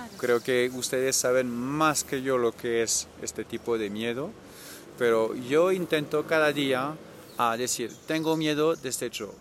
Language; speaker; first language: Spanish; non-native, fluent; French